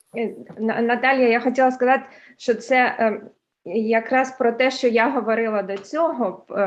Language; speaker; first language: Ukrainian; early bilingual, heritage; Ukrainian